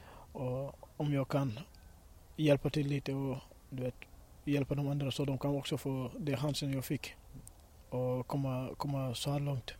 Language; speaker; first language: Swedish; early bilingual, other home language; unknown